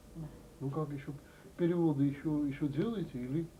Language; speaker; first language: Russian; non-native, local second language; Georgian